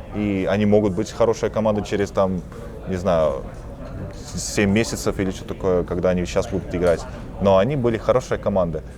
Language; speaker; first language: Russian; early bilingual, heritage; Russian